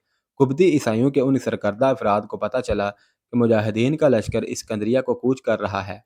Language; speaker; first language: Urdu; native; Urdu